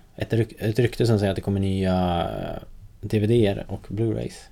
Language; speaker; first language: Swedish; native; Swedish